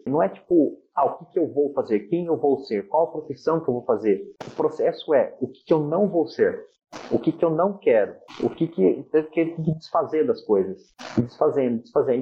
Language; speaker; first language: Portuguese; native; Portuguese